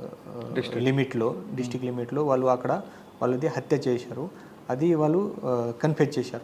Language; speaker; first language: Telugu; non-native, fluent; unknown